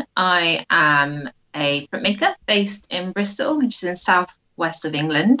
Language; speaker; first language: English; native; English